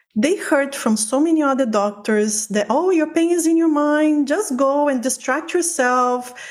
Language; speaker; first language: English; non-native, fluent; Portuguese